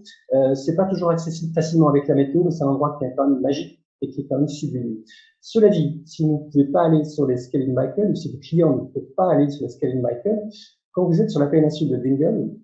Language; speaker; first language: French; native; French